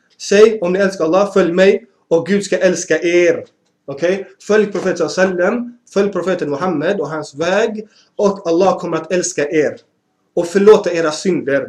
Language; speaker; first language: Swedish; early bilingual, other home language; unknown